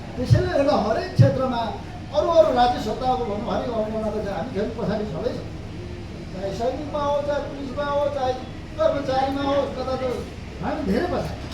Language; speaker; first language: Nepali; non-native, local second language; Eastern Tamang